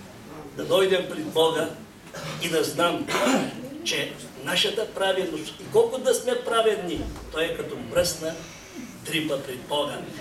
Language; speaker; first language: Bulgarian; non-native, local second language; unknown